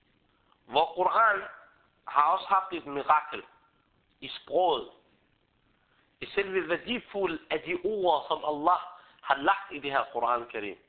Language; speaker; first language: Danish; early bilingual, other home language; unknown